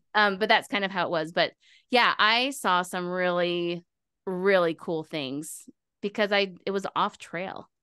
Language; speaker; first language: English; native; English